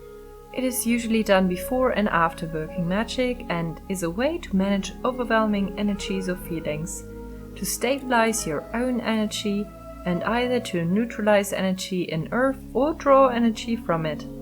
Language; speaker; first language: English; non-native, fluent; German